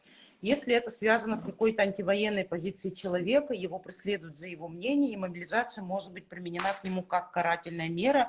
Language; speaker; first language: Russian; native; Russian